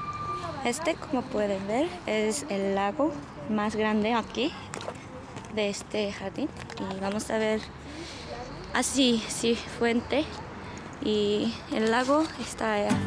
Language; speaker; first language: Spanish; non-native, fluent; Korean